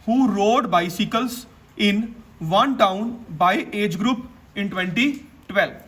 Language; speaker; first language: English; non-native, local second language; Punjabi